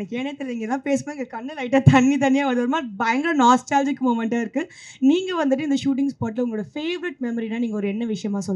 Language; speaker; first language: Tamil; native; Tamil